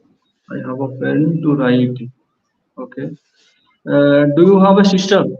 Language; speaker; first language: English; non-native, local second language; Odia